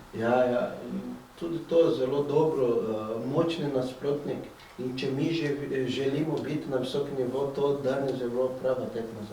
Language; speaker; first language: Slovenian; non-native, fluent; Portuguese